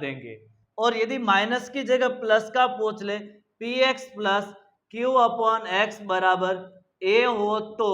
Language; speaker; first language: Hindi; native; Hindi